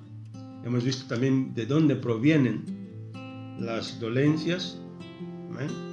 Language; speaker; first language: Spanish; non-native, fluent; Portuguese